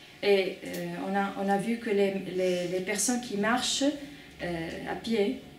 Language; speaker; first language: French; non-native, fluent; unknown